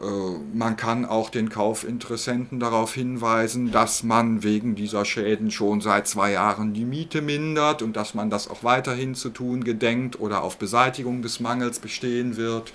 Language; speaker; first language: German; native; German